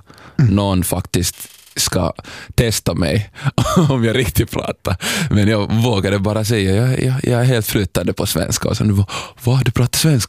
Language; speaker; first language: Swedish; non-native, local second language; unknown